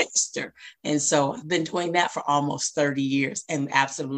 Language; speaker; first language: English; native; English